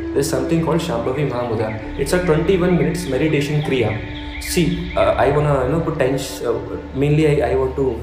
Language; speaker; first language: Hindi; native; Hindi